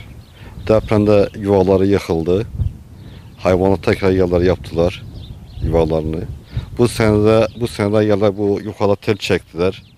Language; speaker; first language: Turkish; non-native, local second language; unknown